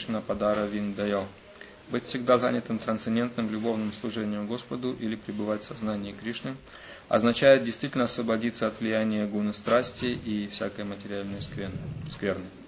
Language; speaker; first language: Russian; native; Russian